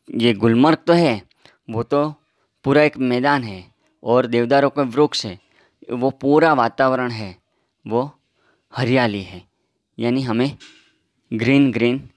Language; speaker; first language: Hindi; non-native, local second language; Gujarati